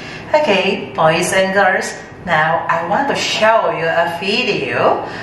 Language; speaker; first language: English; non-native, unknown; Indonesian